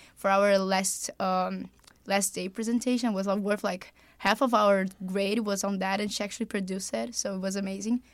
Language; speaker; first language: English; non-native, fluent; Portuguese